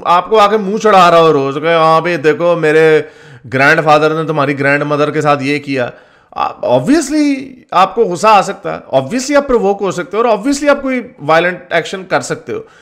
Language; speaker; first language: Urdu; native; Urdu